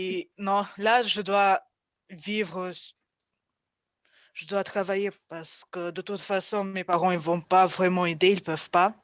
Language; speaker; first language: French; non-native, fluent; Russian